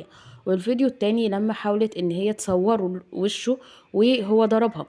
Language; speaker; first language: Arabic; native; Arabic